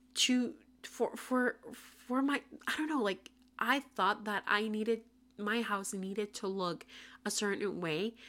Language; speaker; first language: English; non-native, fluent; Spanish